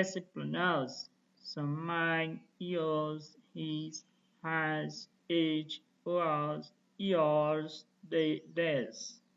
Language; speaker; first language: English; non-native, fluent; Portuguese